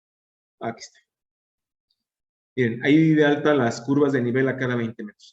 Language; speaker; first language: Spanish; native; Spanish